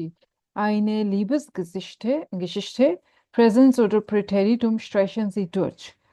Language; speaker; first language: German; non-native, fluent; Urdu